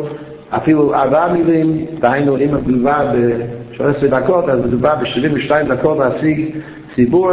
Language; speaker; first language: Hebrew; non-native, fluent; English